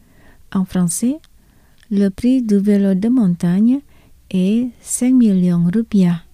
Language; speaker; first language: French; non-native, fluent; Indonesian